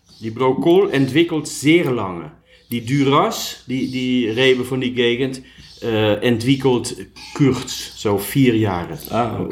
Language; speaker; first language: German; non-native, learner; Dutch